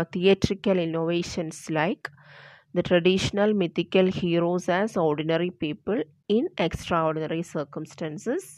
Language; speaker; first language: English; non-native, local second language; Malayalam